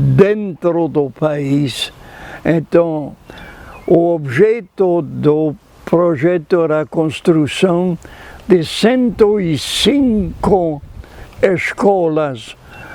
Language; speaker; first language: Portuguese; non-native, fluent; French